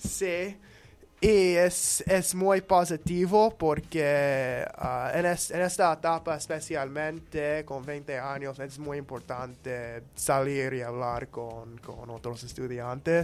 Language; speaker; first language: Spanish; non-native, learner; English